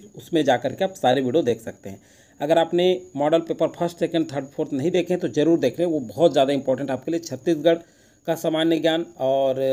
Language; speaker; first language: Hindi; native; Hindi